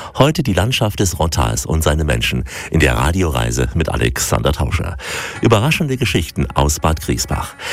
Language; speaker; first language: German; native; German